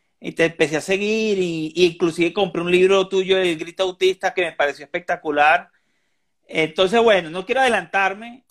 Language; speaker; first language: Spanish; native; Spanish